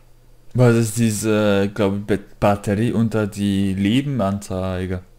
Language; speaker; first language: German; non-native, fluent; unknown